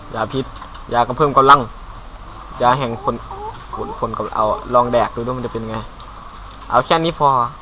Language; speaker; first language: Thai; native; Thai